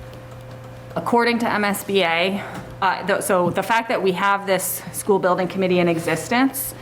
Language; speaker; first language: English; native; English